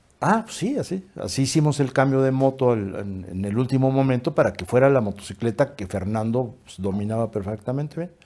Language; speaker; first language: Spanish; native; Spanish